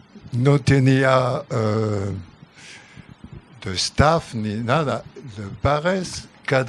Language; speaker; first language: Spanish; non-native, learner; French